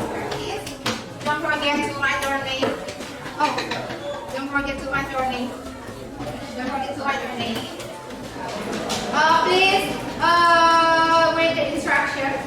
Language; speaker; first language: English; non-native, learner; Indonesian